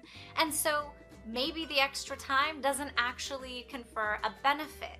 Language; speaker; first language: English; native; English